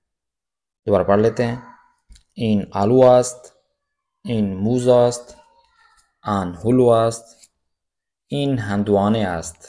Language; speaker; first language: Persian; non-native, fluent; Urdu